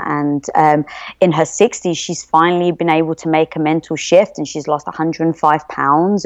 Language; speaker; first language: English; native; English